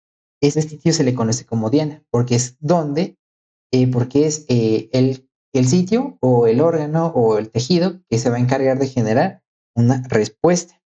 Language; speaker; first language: Spanish; native; Spanish